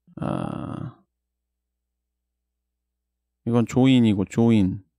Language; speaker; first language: Korean; native; Korean